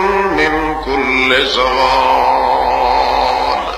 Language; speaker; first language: Arabic; non-native, fluent; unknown